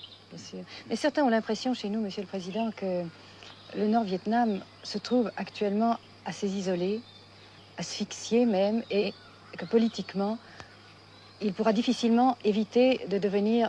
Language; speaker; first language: French; native; French